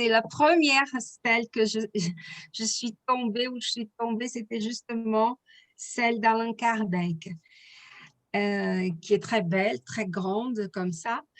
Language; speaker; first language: French; non-native, fluent; Portuguese